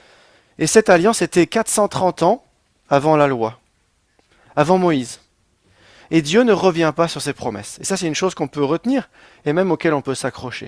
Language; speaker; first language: French; native; French